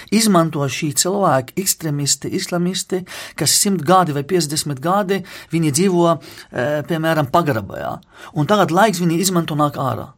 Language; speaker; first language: Latvian; non-native, fluent; Arabic